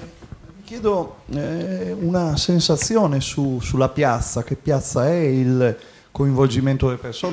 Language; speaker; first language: Italian; native; Italian